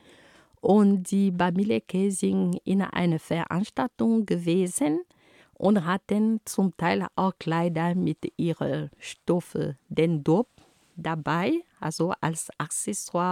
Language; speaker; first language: German; non-native, fluent; Ghomala